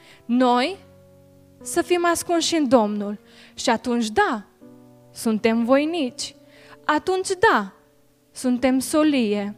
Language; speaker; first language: Romanian; native; Romanian